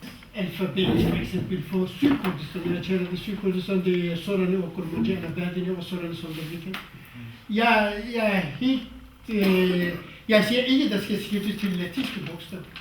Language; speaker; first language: Danish; non-native, fluent; Kurdish